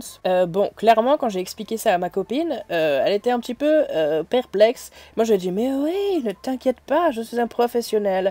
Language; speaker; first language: French; native; French